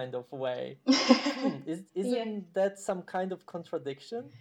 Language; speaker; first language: English; non-native, fluent; Polish